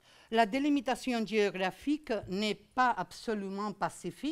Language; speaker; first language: French; non-native, fluent; Spanish